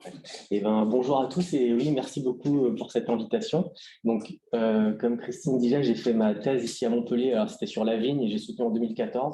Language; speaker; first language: French; native; French